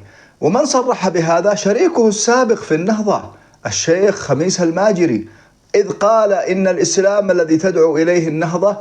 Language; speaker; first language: Arabic; native; Arabic